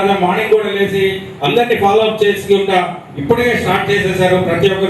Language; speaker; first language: Telugu; native; Telugu